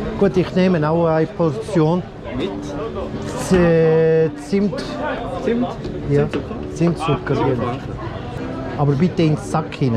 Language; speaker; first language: German; non-native, fluent; Turkish